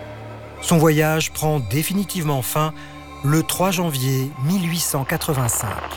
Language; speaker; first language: French; native; French